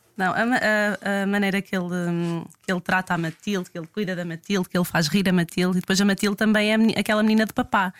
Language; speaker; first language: Portuguese; native; Portuguese